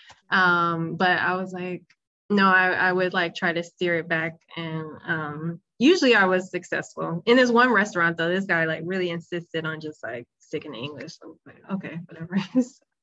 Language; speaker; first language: English; native; English